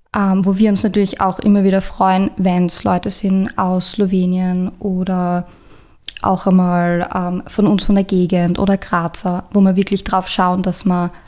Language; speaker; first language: German; native; German